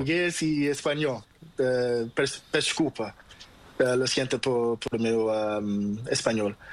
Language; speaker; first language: Spanish; non-native, learner; Portuguese